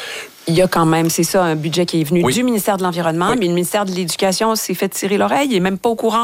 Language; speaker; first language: French; native; French